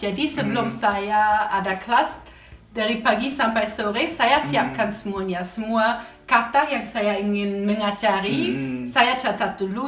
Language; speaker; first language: Indonesian; non-native, fluent; German